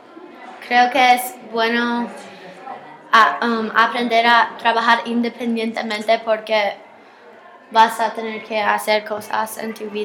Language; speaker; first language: Spanish; non-native, learner; English